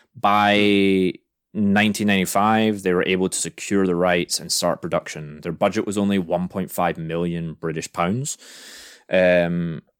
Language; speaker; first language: English; native; English